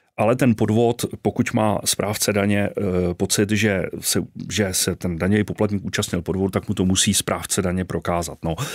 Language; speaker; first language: Czech; native; Czech